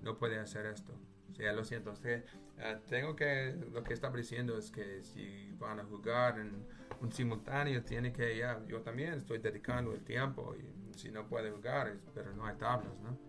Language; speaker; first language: Spanish; non-native, learner; English